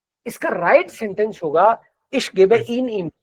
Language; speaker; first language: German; non-native, fluent; Hindi